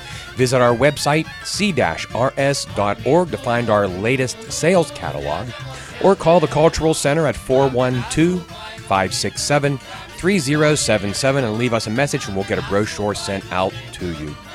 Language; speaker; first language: English; native; English